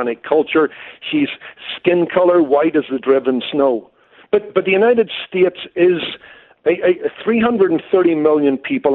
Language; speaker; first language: English; native; English